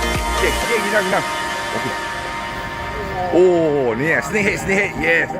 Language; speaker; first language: English; non-native, learner; Thai